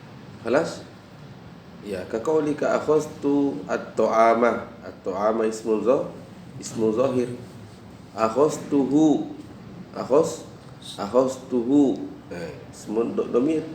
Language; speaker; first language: Arabic; non-native, fluent; Indonesian